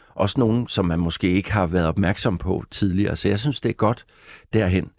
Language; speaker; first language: Danish; native; Danish